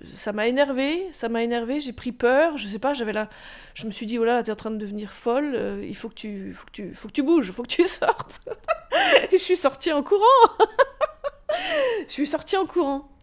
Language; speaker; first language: French; native; French